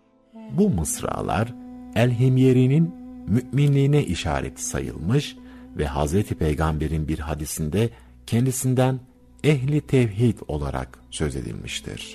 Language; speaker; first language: Turkish; native; Turkish